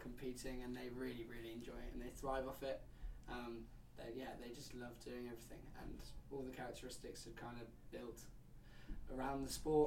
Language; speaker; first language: English; native; English